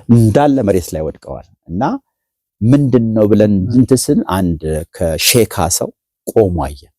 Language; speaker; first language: Amharic; native; Amharic